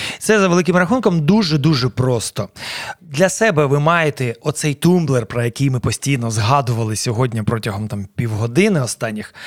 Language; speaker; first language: Ukrainian; non-native, local second language; Russian